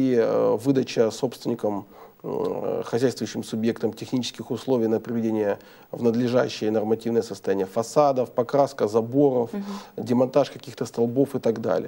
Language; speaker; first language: Russian; native; Russian